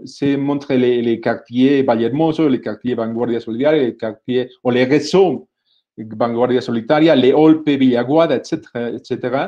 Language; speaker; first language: French; non-native, fluent; Spanish